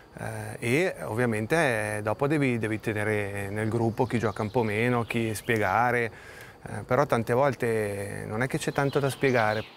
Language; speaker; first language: Italian; native; Italian